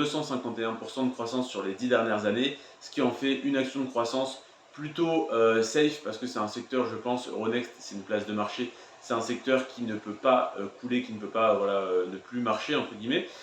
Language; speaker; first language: French; native; French